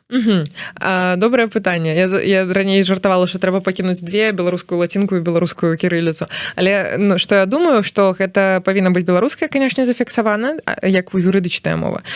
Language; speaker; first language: Belarusian; native; Belarusian